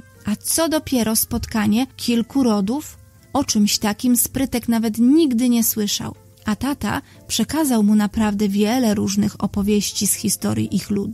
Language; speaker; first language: Polish; native; Polish